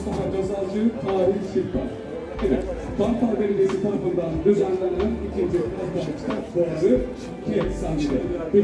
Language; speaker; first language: Turkish; native; Turkish